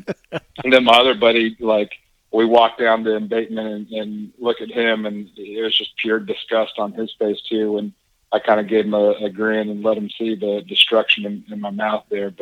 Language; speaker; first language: English; native; English